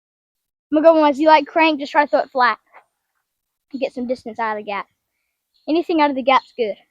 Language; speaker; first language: English; native; English